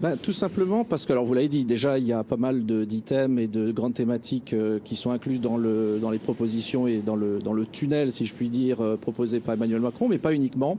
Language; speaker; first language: French; native; French